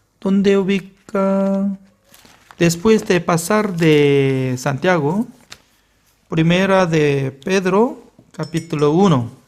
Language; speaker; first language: Spanish; non-native, fluent; Korean